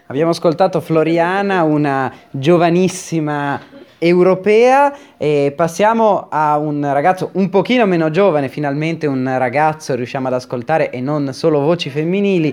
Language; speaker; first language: Italian; native; Italian